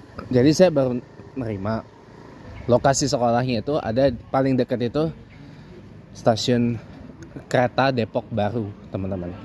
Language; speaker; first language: Indonesian; native; Indonesian